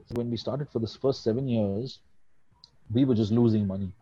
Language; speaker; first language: English; non-native, local second language; Hindi